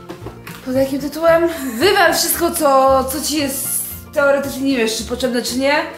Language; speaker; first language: Polish; native; Polish